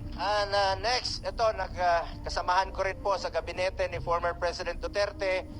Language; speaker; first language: Filipino; non-native, local second language; Cebuano